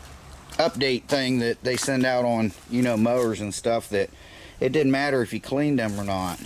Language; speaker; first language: English; native; English